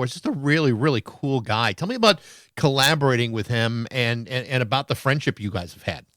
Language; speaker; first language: English; native; English